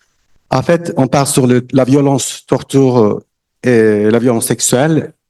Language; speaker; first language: French; non-native, learner; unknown